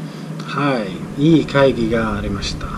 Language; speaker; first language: Japanese; non-native, learner; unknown